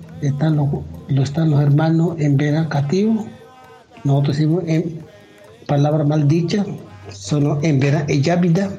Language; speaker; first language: Spanish; non-native, local second language; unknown